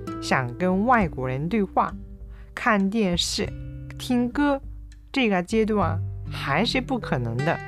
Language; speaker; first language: Chinese; non-native, fluent; Japanese